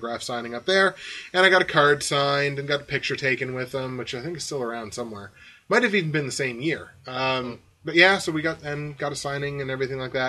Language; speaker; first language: English; native; English